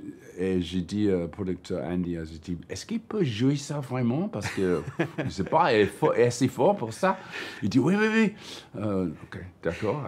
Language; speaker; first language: French; non-native, learner; English